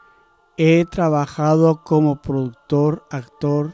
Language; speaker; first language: Spanish; early bilingual, heritage; Spanish